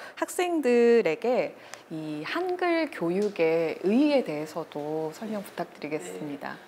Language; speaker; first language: Korean; native; Korean